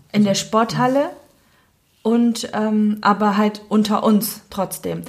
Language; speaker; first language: German; native; German